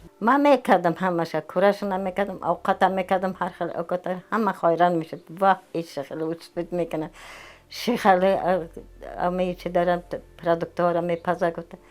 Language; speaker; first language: Tajik; non-native, fluent; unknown